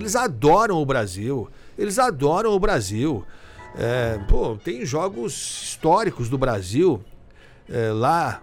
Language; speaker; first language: Portuguese; native; Portuguese